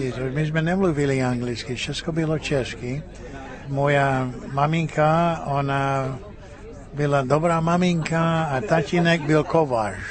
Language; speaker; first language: Czech; early bilingual, heritage; Czech